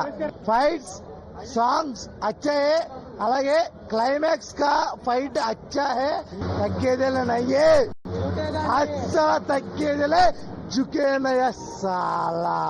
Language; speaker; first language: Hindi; non-native, local second language; Telugu